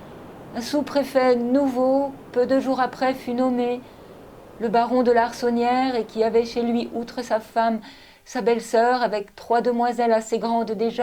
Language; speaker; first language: French; native; French